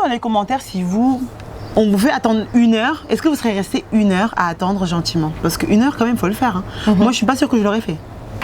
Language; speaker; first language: French; native; French